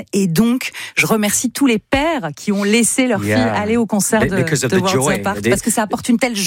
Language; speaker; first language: French; native; French